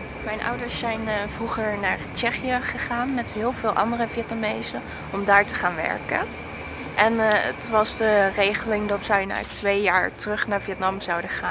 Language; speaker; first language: Dutch; early bilingual, other home language; Vietnamese